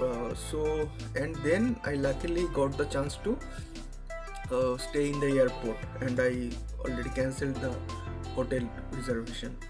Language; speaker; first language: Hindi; non-native, local second language; Bangla